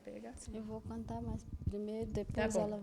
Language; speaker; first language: Portuguese; non-native, local second language; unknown